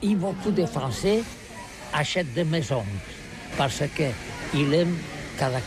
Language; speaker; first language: French; non-native, learner; Catalan